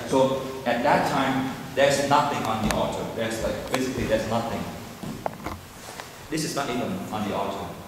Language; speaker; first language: English; non-native, fluent; Vietnamese